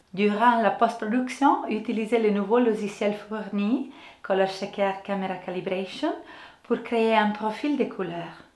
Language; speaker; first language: French; non-native, fluent; Italian